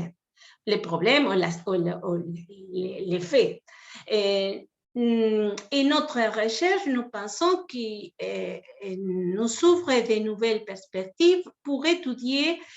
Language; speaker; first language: French; non-native, fluent; Spanish